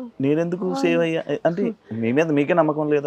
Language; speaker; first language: Telugu; native; Telugu